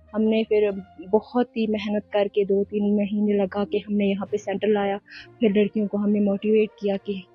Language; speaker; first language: Hindi; native; Hindi